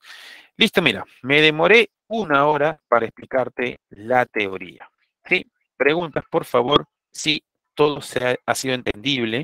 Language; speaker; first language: Spanish; native; Spanish